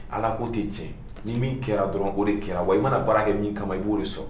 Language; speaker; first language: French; non-native, local second language; Bambara